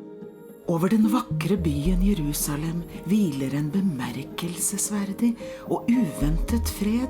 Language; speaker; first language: Norwegian; early bilingual, heritage; Norwegian